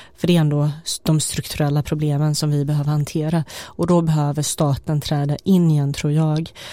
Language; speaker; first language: Swedish; early bilingual, other home language; Bosnian